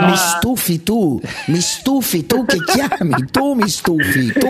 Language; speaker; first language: Italian; native; Italian